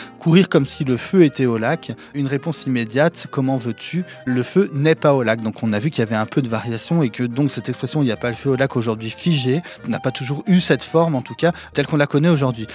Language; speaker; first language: French; native; French